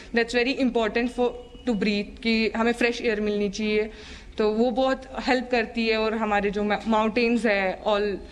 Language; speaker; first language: Hindi; native; Hindi